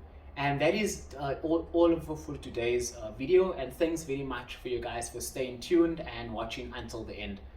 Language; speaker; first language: English; non-native, local second language; Afrikaans